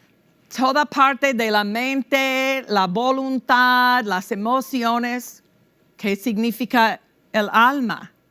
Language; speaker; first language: Spanish; non-native, fluent; English